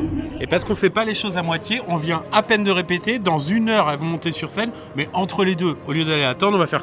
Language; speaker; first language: French; native; French